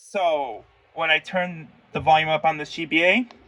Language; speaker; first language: English; native; English